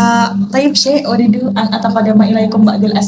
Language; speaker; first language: Arabic; non-native, learner; Indonesian